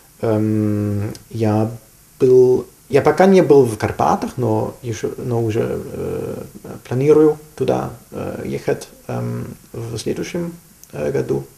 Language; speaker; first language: Russian; non-native, learner; German